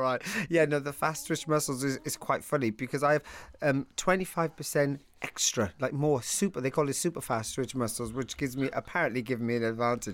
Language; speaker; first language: English; native; English